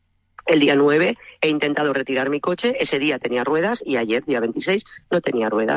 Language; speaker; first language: Spanish; native; Spanish